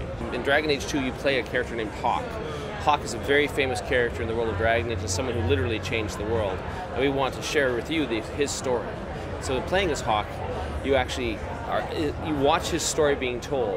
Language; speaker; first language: English; native; English